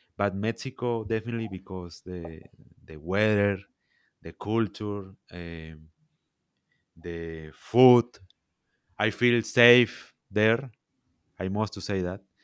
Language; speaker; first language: English; non-native, learner; Spanish